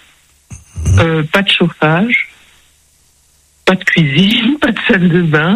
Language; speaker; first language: French; early bilingual, other home language; Spanish